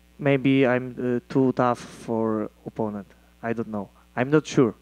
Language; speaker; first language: English; non-native, learner; Polish